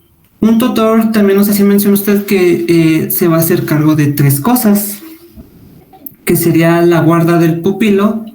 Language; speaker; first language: Spanish; native; Spanish